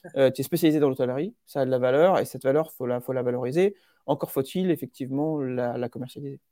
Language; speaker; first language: French; native; French